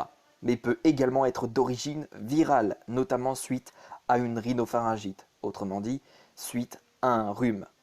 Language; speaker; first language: French; native; French